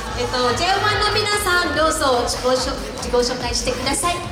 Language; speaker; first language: Japanese; non-native, learner; Thai